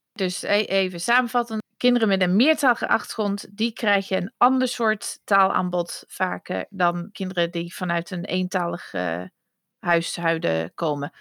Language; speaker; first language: Dutch; non-native, fluent; English